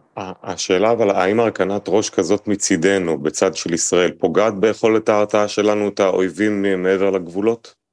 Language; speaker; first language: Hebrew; native; Hebrew